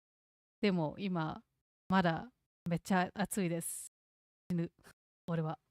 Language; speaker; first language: Japanese; non-native, learner; English